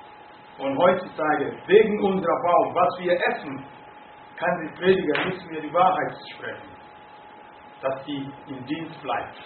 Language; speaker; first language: German; non-native, fluent; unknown